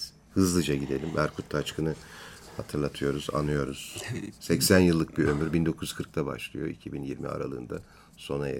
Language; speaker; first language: Turkish; native; Turkish